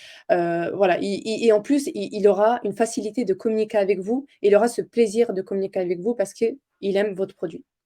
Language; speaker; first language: French; native; French